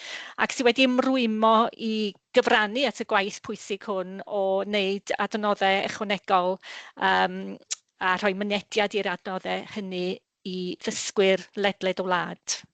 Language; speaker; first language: Welsh; native; Welsh